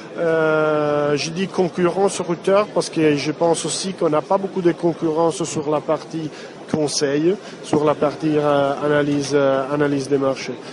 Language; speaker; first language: French; non-native, fluent; Italian